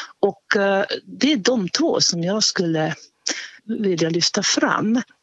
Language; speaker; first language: Swedish; non-native, fluent; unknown